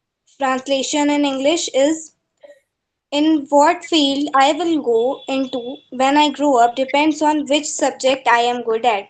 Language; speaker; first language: English; non-native, learner; Hindi